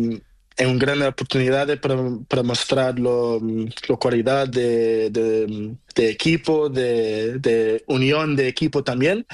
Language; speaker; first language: Spanish; non-native, learner; Portuguese